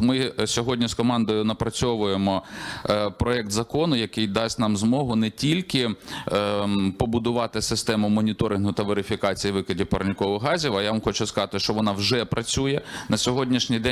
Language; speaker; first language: Ukrainian; native; Ukrainian